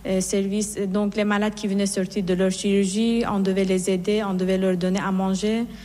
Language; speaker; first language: French; non-native, fluent; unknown